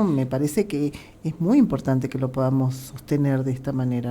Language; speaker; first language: Spanish; native; Spanish